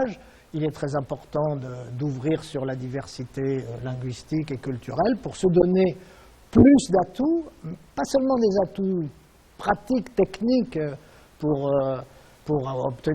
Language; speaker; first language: French; native; French